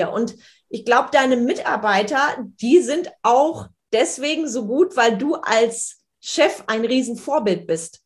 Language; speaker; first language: German; native; German